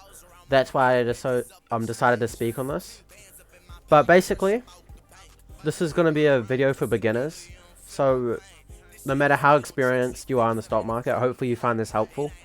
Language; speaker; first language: English; native; English